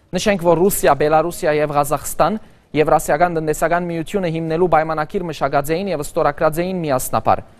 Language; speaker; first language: Armenian; early bilingual, heritage; Armenian